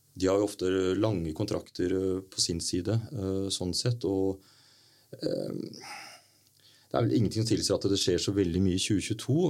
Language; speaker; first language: Norwegian; native; Norwegian